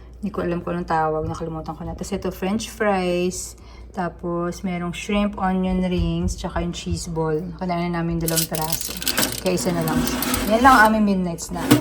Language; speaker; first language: Filipino; native; Filipino